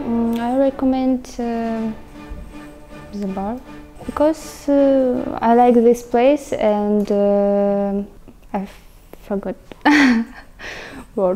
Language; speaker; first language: English; non-native, learner; Russian